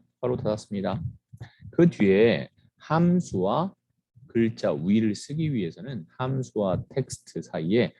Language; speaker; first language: Korean; native; Korean